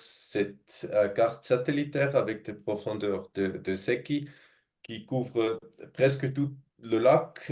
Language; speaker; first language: French; non-native, fluent; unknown